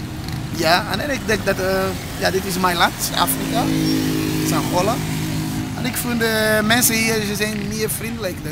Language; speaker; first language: Dutch; non-native, learner; Portuguese